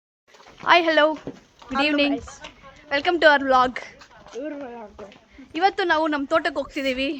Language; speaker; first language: Kannada; native; Kannada